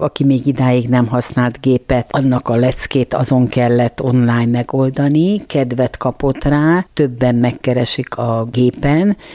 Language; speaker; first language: Hungarian; native; Hungarian